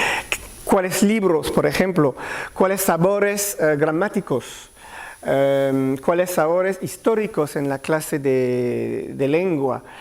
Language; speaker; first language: Spanish; non-native, learner; French